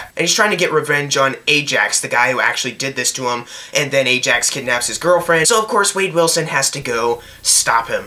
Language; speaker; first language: English; native; English